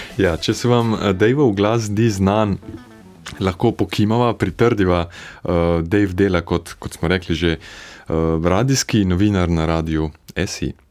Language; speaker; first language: Slovenian; native; Slovenian